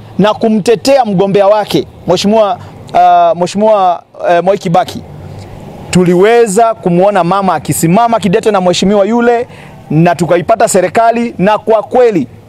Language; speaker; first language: Swahili; non-native, local second language; Kikuyu